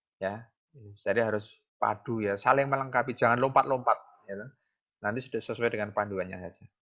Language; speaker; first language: Indonesian; non-native, local second language; Javanese